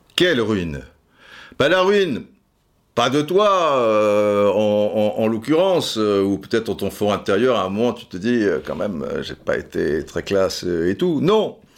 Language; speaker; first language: French; native; French